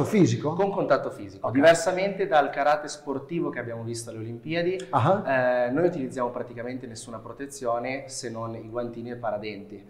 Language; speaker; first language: Italian; native; Italian